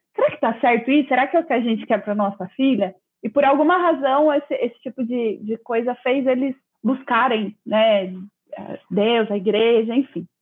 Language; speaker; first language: Portuguese; native; Portuguese